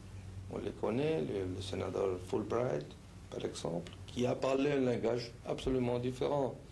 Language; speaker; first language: French; non-native, learner; Spanish